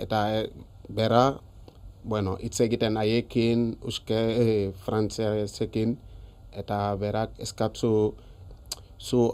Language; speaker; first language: Basque; non-native, learner; Wolof